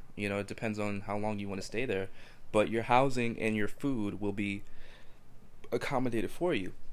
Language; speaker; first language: English; native; English